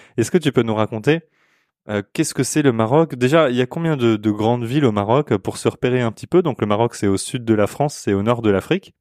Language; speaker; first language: French; native; French